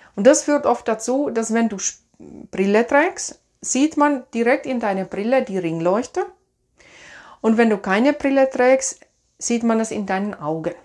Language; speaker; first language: German; non-native, fluent; Finnish